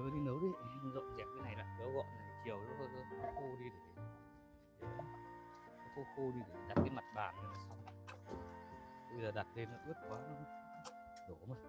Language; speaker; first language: Vietnamese; native; Vietnamese